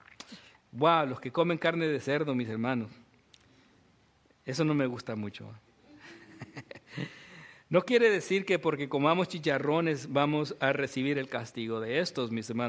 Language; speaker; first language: Spanish; native; Spanish